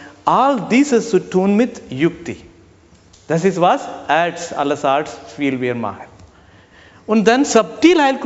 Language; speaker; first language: German; non-native, learner; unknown